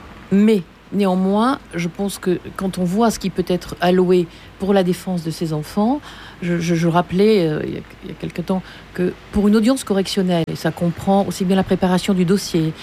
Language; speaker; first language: French; native; French